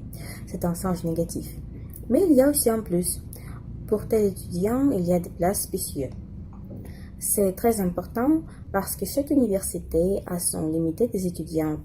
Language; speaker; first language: French; non-native, fluent; Russian